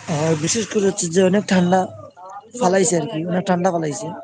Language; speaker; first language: Bangla; non-native, local second language; Sylheti